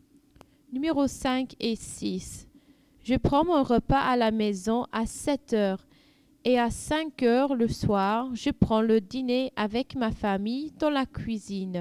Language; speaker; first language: French; non-native, learner; English